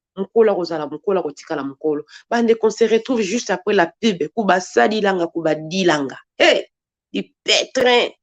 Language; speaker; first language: Lingala; native; Lingala